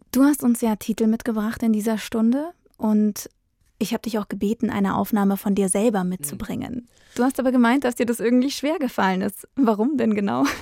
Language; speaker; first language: German; native; German